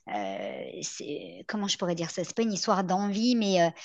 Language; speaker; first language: French; native; French